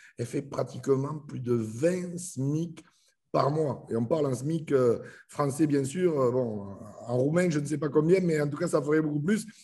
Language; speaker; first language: French; native; French